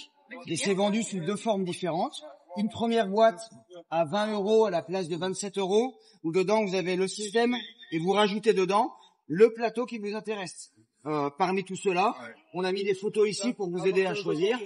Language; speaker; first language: French; native; French